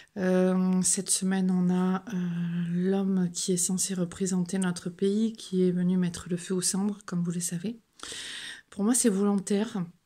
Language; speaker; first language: French; native; French